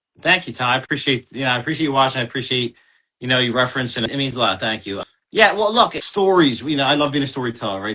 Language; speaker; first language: English; native; English